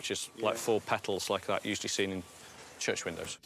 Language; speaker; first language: English; native; English